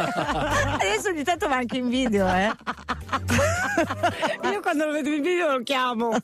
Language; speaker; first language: Italian; native; Italian